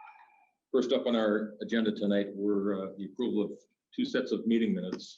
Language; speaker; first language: English; native; English